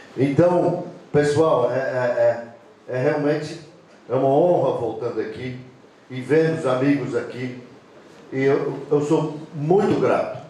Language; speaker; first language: Portuguese; non-native, fluent; English